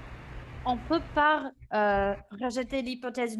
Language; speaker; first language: French; non-native, fluent; English